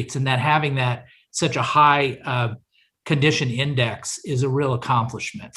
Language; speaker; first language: English; native; English